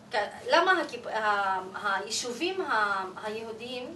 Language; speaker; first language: Hebrew; non-native, local second language; Arabic